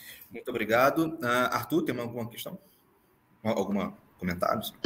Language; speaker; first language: Portuguese; native; Portuguese